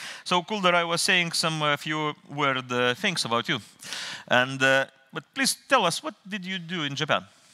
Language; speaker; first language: English; non-native, fluent; Lithuanian